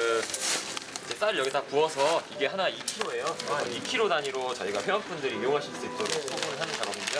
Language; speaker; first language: Korean; native; Korean